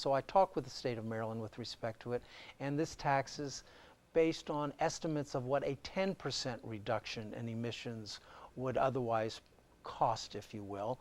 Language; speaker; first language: English; native; English